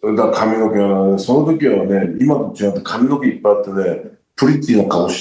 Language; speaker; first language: Japanese; native; Japanese